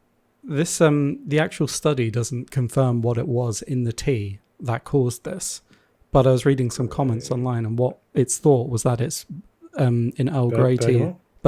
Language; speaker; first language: English; native; English